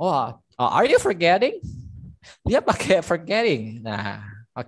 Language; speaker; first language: English; non-native, learner; Indonesian